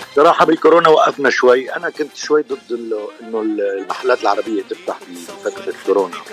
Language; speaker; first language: Arabic; native; Arabic